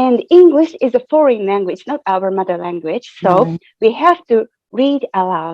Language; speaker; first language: English; non-native, fluent; Japanese